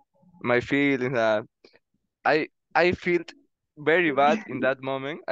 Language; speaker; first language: English; non-native, learner; Spanish